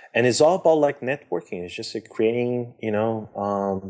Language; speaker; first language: English; non-native, fluent; Portuguese